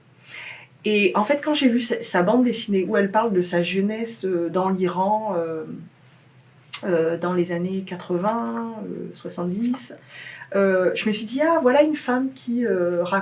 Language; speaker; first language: French; native; French